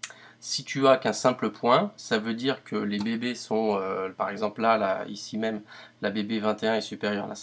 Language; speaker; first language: French; native; French